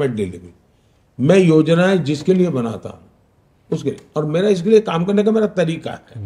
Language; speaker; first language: Hindi; non-native, local second language; Gujarati